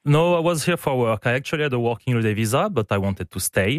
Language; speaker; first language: English; non-native, fluent; French